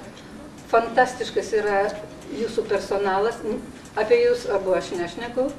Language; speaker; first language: Lithuanian; non-native, local second language; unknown